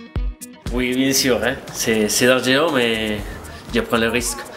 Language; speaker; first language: French; non-native, learner; Spanish